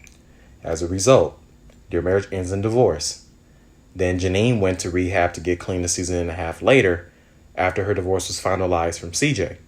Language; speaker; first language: English; native; English